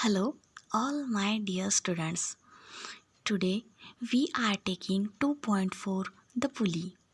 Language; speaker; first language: English; non-native, local second language; Marathi